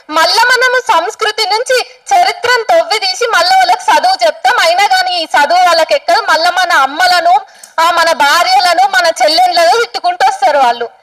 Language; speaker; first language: Telugu; native; Telugu